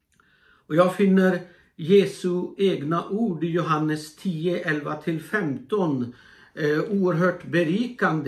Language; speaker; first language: Swedish; non-native, fluent; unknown